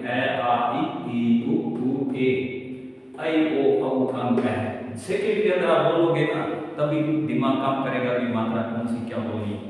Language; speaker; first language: Hindi; native; Hindi